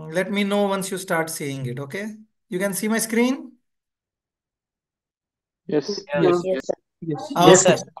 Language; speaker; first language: English; non-native, local second language; Hindi